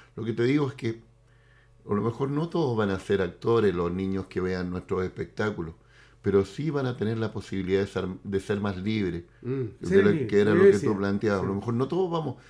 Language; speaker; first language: Spanish; native; Spanish